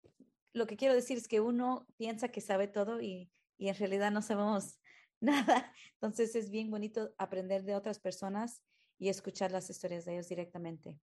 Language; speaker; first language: Spanish; early bilingual, heritage; Spanish